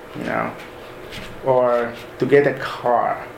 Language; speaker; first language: English; non-native, fluent; Arabic